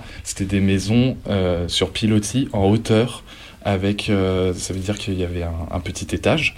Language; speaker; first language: French; native; French